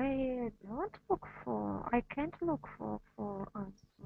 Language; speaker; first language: English; non-native, learner; Russian